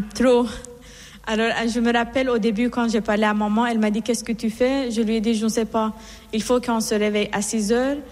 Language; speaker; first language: French; non-native, fluent; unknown